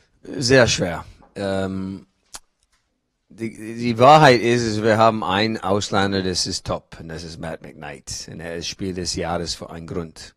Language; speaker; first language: German; non-native, learner; English